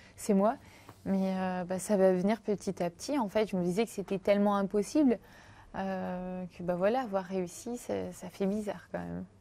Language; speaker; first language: French; native; French